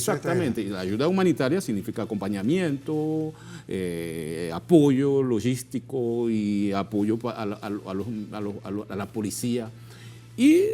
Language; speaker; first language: Spanish; non-native, fluent; Haitian Creole